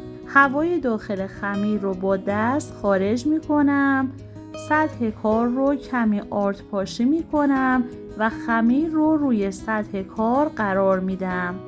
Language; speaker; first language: Persian; native; Persian